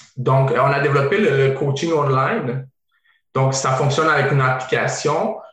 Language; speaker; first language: French; early bilingual, other home language; Bosnian